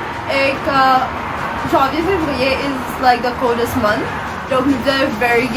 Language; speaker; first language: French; non-native, local second language; Morisyen